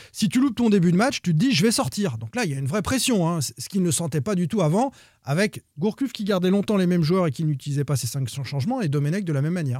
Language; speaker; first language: French; native; French